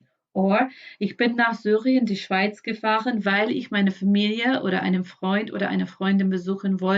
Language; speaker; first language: German; non-native, fluent; English